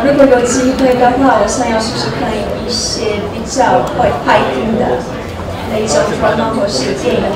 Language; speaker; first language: Chinese; non-native, learner; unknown